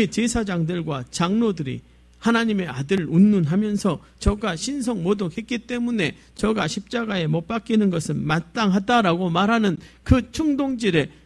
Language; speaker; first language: Korean; native; Korean